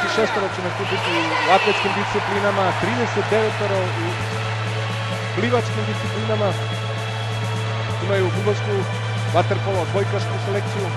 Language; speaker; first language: Bosnian; native; Bosnian